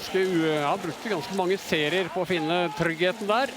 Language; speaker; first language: Norwegian; native; Norwegian